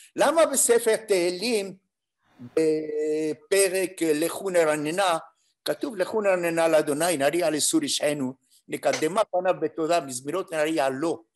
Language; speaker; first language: Hebrew; non-native, fluent; French